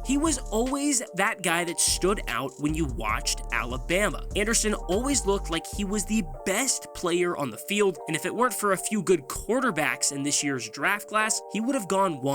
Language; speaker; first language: English; native; English